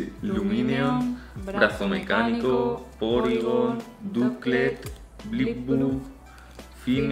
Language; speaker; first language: Spanish; native; Spanish